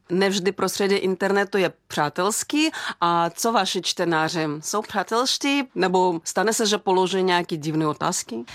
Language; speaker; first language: Czech; non-native, fluent; Russian